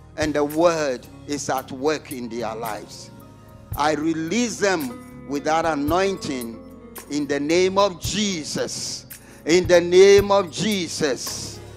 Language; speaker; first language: English; non-native, local second language; Akan